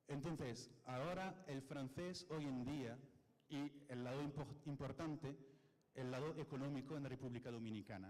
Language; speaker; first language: Spanish; non-native, fluent; French